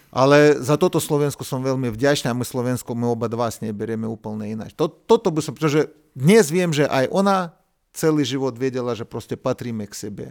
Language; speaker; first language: Slovak; non-native, fluent; Russian